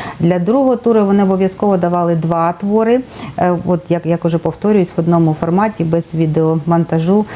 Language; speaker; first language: Ukrainian; native; Ukrainian